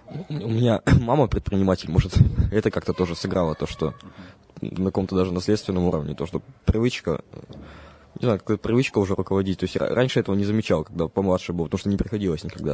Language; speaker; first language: Russian; native; Russian